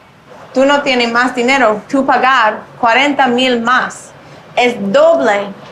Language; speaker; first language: Spanish; non-native, learner; English